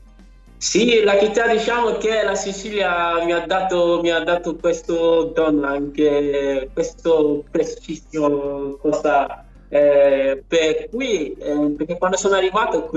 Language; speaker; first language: Italian; non-native, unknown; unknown